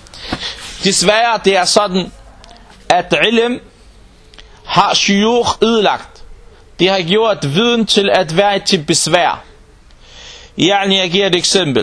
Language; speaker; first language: Danish; non-native, local second language; Arabic